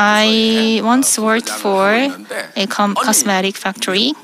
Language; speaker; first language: English; non-native, fluent; Korean